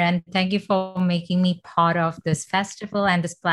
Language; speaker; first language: English; non-native, fluent; Malayalam